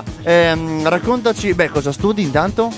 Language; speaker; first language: Italian; native; Italian